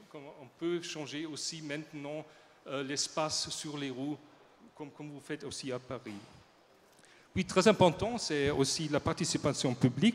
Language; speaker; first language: French; non-native, learner; German